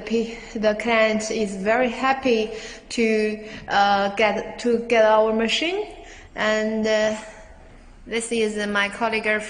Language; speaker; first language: English; non-native, learner; Chinese